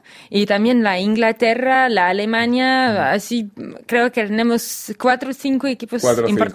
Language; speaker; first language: Spanish; non-native, learner; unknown